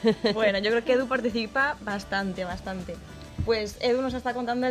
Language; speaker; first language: Spanish; native; Spanish